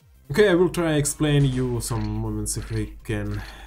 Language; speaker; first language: English; non-native, learner; Russian